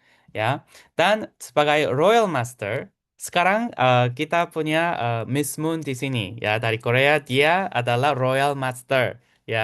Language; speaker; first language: Indonesian; non-native, fluent; Korean